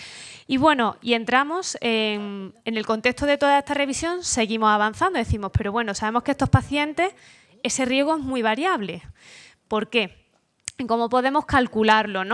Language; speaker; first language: Spanish; native; Spanish